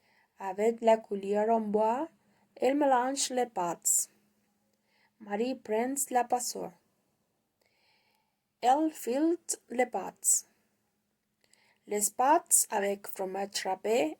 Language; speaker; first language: French; non-native, learner; Spanish